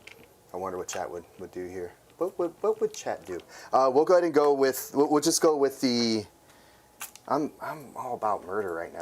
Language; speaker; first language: English; native; English